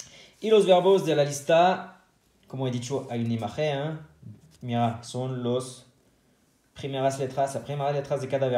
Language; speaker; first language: Spanish; non-native, fluent; French